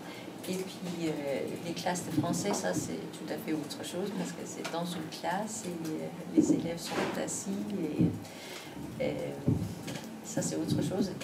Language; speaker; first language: French; non-native, fluent; Danish